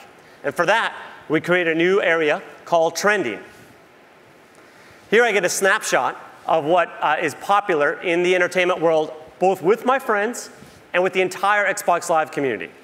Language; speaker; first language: English; native; English